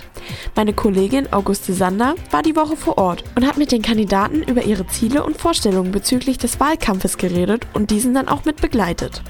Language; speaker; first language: German; native; German